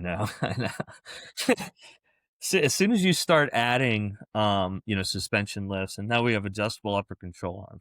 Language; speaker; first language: English; native; English